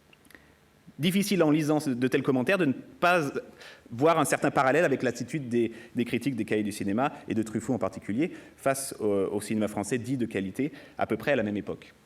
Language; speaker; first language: French; native; French